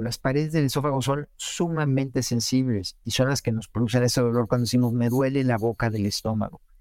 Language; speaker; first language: Spanish; native; Spanish